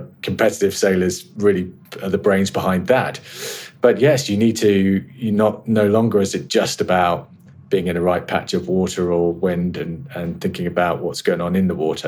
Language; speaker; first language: English; native; English